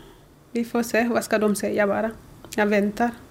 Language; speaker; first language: Swedish; non-native, learner; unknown